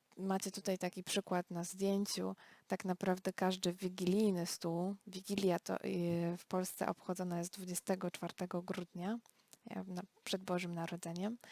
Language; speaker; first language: Polish; native; Polish